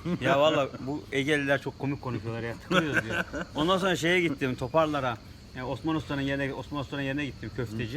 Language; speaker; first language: Turkish; native; Turkish